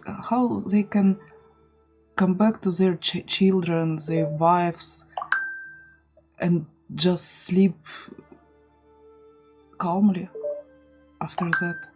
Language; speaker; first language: English; non-native, learner; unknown